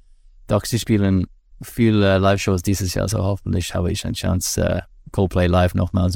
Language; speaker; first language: German; non-native, learner; English